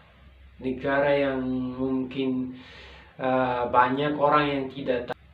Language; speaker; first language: Indonesian; non-native, local second language; Arabic